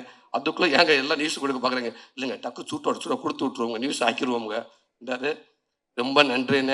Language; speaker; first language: Tamil; native; Tamil